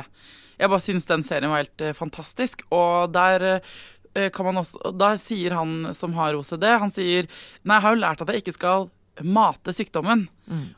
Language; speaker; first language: Norwegian; native; Norwegian